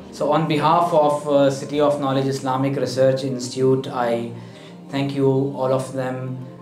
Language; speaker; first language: English; non-native, local second language; Urdu